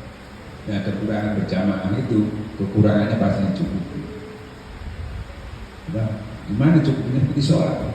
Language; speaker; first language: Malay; non-native, local second language; Javanese